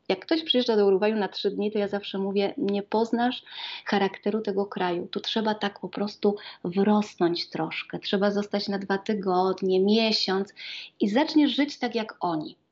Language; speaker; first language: Polish; native; Polish